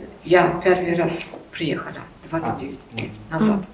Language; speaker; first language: Russian; non-native, learner; German